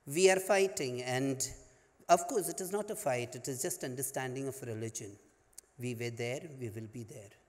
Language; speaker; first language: English; non-native, local second language; Hindi